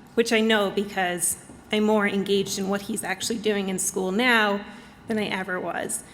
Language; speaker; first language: English; native; English